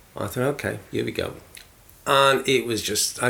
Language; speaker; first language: English; native; English